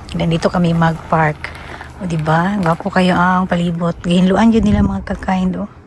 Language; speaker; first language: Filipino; non-native, local second language; Cebuano